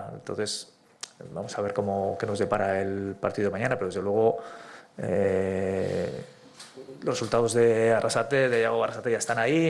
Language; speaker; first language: Spanish; native; Spanish